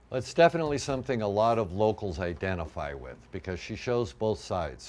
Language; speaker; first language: English; native; English